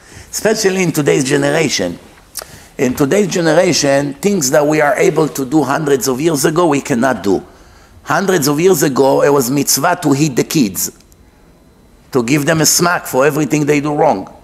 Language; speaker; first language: English; non-native, fluent; Hebrew